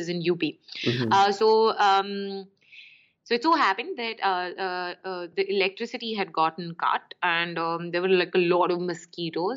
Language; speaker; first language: English; non-native, local second language; Urdu